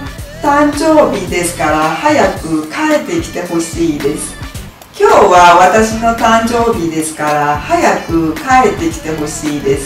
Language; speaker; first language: Japanese; non-native, fluent; Burmese